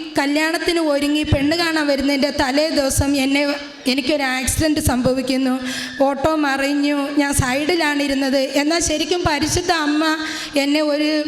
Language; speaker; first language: Malayalam; native; Malayalam